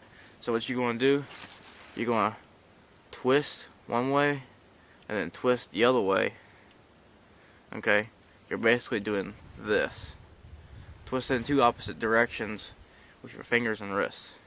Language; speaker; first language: English; native; English